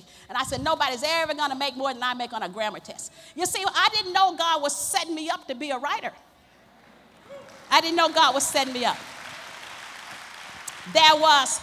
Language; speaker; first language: English; native; English